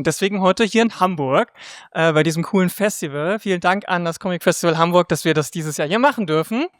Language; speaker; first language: German; native; German